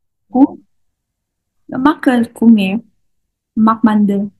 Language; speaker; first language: Korean; non-native, learner; Indonesian